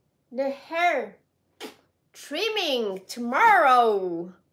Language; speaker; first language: English; non-native, fluent; French